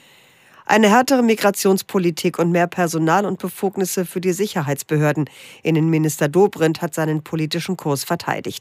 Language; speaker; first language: German; native; German